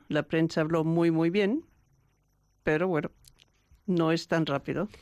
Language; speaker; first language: Spanish; non-native, fluent; German